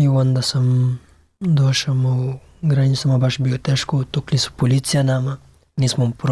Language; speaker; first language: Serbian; non-native, learner; Pashto